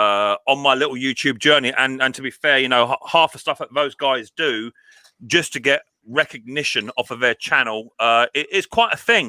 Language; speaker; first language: English; native; English